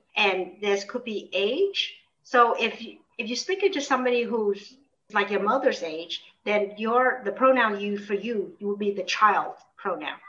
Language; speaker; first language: English; early bilingual, other home language; Vietnamese